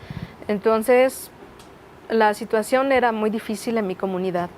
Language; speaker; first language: Spanish; non-native, local second language; Nahuatl languages